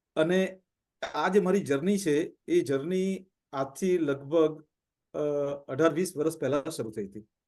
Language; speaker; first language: Gujarati; non-native, local second language; Punjabi